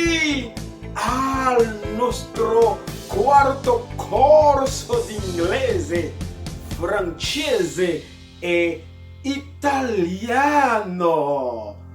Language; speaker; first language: Italian; non-native, learner; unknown